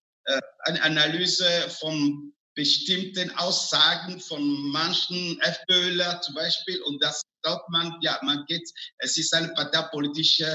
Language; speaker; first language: German; non-native, fluent; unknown